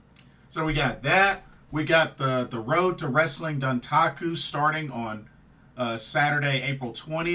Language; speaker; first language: English; native; English